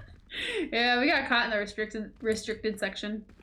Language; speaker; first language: English; native; English